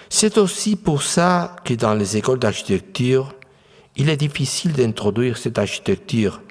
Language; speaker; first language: French; non-native, fluent; Spanish